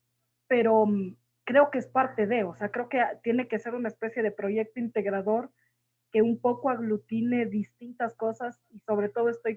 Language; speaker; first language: Spanish; native; Spanish